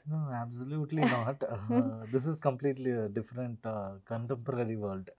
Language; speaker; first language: English; non-native, local second language; Telugu